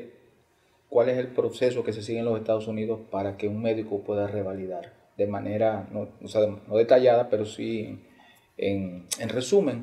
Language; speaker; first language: Spanish; native; Spanish